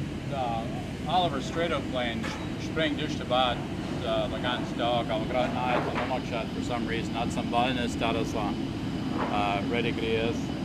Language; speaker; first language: English; early bilingual, other home language; Pennsylvania German